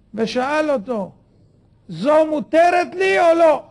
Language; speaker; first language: Hebrew; native; Hebrew